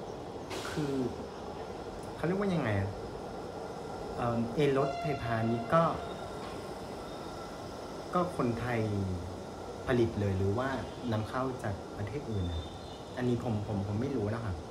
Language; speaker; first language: Thai; non-native, fluent; Vietnamese